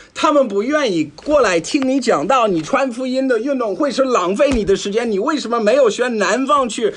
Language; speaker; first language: Chinese; non-native, fluent; English